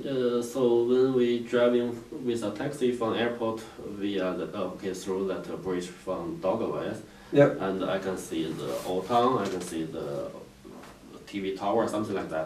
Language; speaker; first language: English; non-native, learner; Chinese